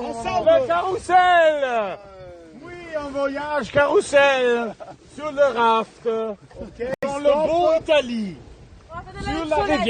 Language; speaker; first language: French; non-native, fluent; German